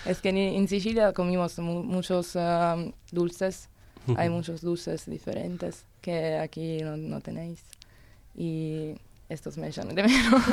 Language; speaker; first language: Spanish; non-native, learner; Italian